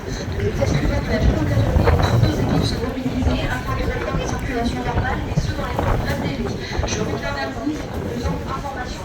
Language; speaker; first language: French; native; French